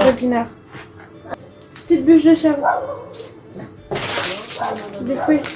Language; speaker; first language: French; native; French